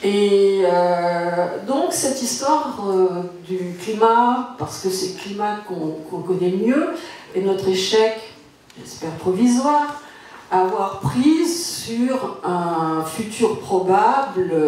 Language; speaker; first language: French; native; French